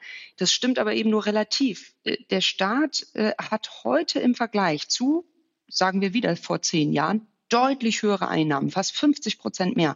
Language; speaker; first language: German; native; German